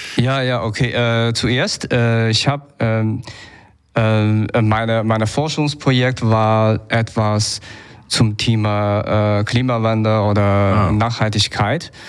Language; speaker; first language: German; non-native, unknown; Chinese